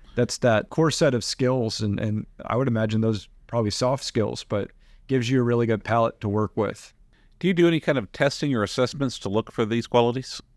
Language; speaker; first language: English; native; English